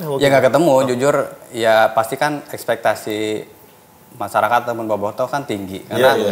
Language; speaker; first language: Indonesian; native; Indonesian